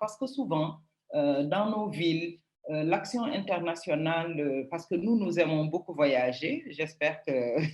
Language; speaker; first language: French; non-native, local second language; Wolof